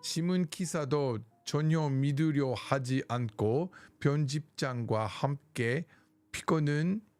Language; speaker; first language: Korean; non-native, learner; English